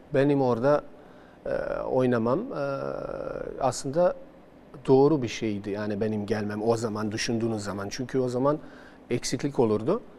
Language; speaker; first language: Turkish; non-native, fluent; Bosnian